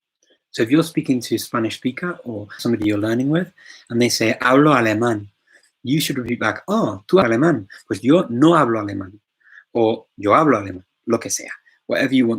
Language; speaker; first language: Spanish; non-native, fluent; English